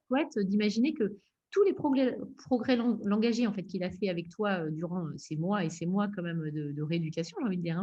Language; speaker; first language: French; native; French